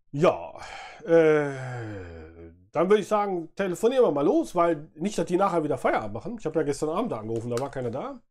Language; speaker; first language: German; native; German